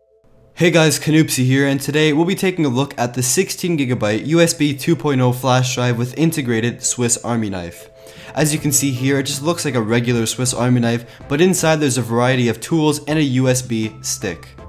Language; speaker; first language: English; native; English